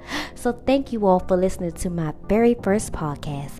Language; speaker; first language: English; native; English